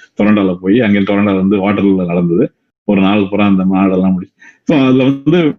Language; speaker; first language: Tamil; native; Tamil